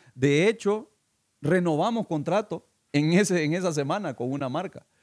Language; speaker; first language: Spanish; native; Spanish